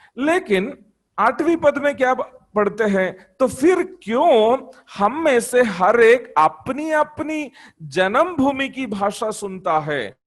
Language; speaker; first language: Hindi; non-native, local second language; Malayalam